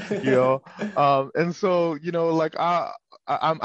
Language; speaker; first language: English; non-native, local second language; Yoruba